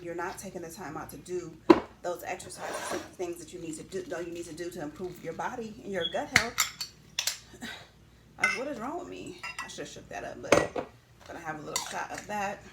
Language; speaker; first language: English; native; English